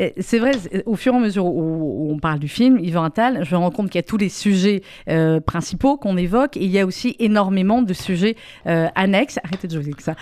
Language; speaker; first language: French; native; French